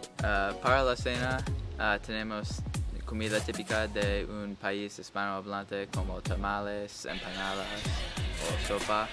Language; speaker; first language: Spanish; non-native, learner; English